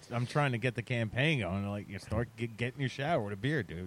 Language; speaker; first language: English; native; English